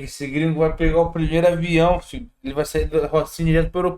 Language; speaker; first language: Portuguese; native; Portuguese